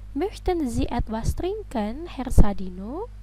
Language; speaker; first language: German; non-native, fluent; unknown